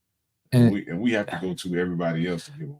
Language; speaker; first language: English; native; English